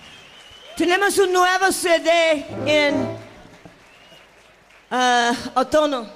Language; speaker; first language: Spanish; non-native, learner; English